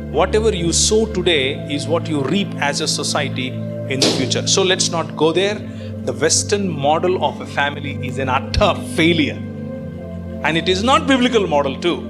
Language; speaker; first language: English; non-native, local second language; Telugu